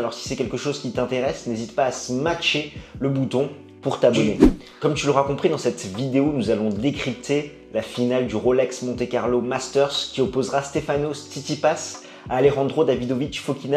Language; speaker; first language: French; native; French